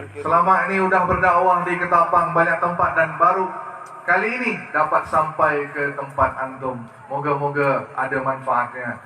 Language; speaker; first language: Malay; early bilingual, other home language; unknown